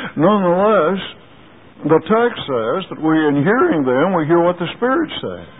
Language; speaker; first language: English; native; English